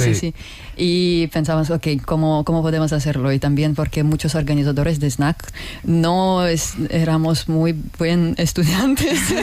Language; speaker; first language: Spanish; non-native, learner; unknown